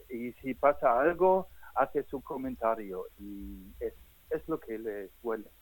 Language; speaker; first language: Spanish; non-native, fluent; German